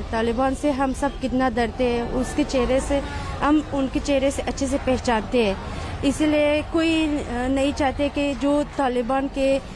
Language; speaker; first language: Hindi; non-native, fluent; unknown